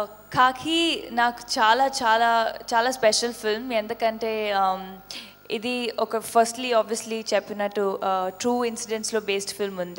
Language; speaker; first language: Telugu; non-native, fluent; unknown